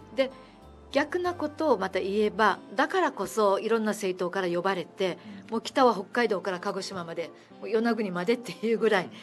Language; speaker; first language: Japanese; native; Japanese